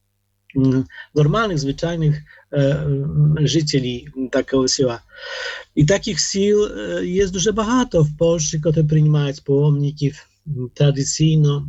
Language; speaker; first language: Polish; non-native, learner; Ukrainian